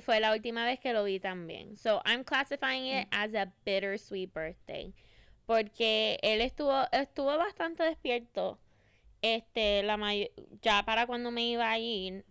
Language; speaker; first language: Spanish; early bilingual, other home language; English